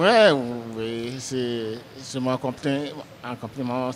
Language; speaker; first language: French; non-native, learner; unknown